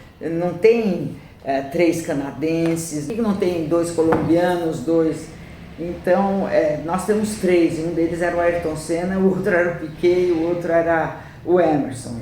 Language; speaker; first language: Portuguese; early bilingual, other home language; Italian